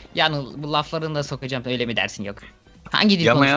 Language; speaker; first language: Turkish; native; Turkish